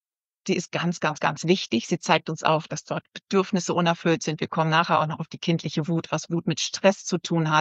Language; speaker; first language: German; native; German